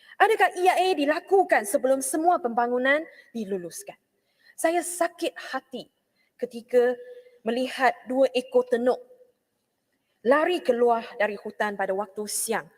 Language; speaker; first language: Malay; non-native, local second language; Chinese